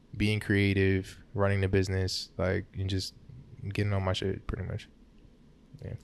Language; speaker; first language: English; early bilingual, other home language; Haitian Creole